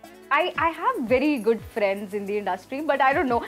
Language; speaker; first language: English; non-native, local second language; Punjabi